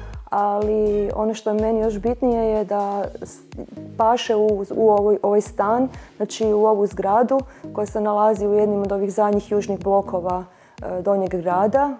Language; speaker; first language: Croatian; native; Croatian